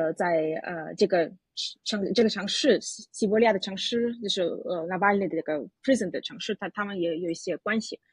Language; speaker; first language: Chinese; non-native, fluent; Russian